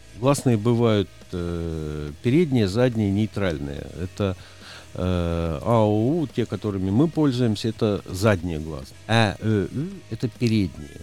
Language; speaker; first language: Russian; native; Russian